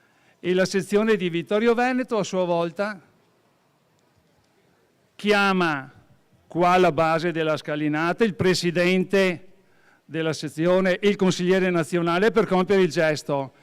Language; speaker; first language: Italian; native; Italian